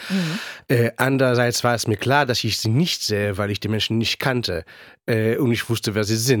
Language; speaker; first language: German; non-native, fluent; Hebrew